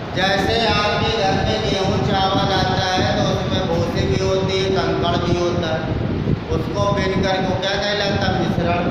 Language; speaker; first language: Hindi; native; Hindi